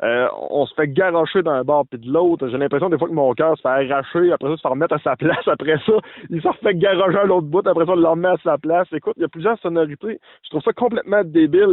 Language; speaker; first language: French; native; French